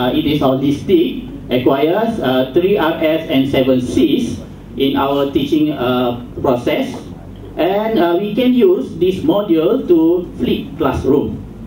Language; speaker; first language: English; non-native, local second language; Malay